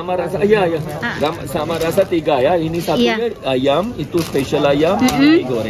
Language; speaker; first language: Indonesian; non-native, fluent; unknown